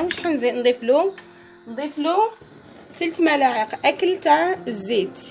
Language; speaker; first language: Arabic; native; Arabic